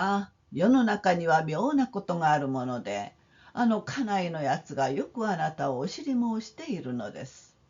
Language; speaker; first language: Japanese; non-native, fluent; Korean